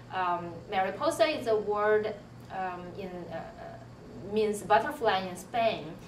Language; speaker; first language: English; non-native, fluent; Chinese